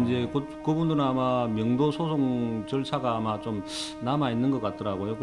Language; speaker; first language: Korean; native; Korean